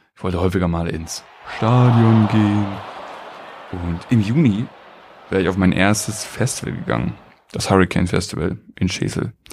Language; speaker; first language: German; native; German